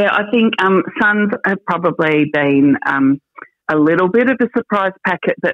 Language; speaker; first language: English; native; English